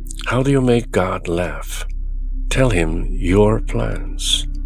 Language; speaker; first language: English; non-native, fluent; Korean